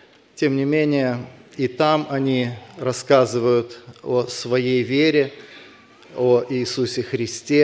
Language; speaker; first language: Russian; native; Russian